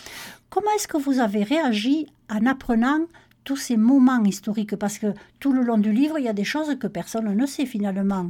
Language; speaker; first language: French; native; French